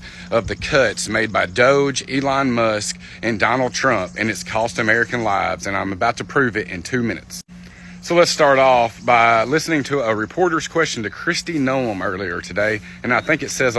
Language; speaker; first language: English; native; English